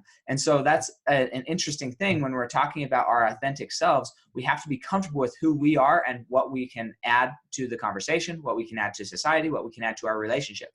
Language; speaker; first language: English; native; English